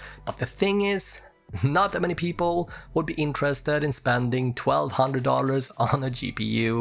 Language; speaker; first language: English; native; English